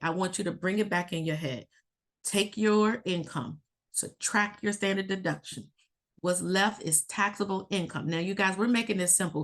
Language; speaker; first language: English; native; English